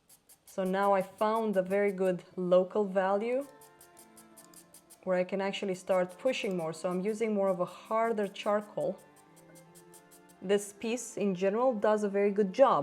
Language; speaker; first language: English; non-native, fluent; Romanian